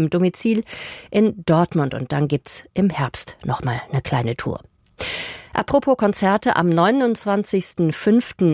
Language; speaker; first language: German; native; German